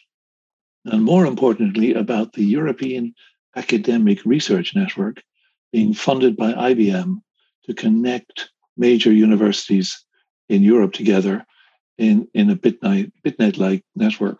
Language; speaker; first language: English; native; English